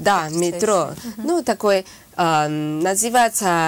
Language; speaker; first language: Russian; non-native, learner; Chinese